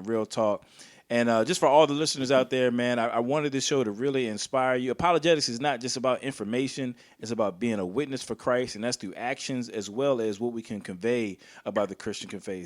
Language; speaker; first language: English; native; English